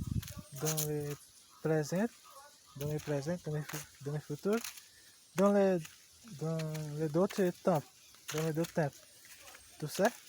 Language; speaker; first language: French; non-native, learner; Portuguese